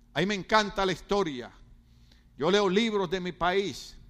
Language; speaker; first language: Spanish; native; Spanish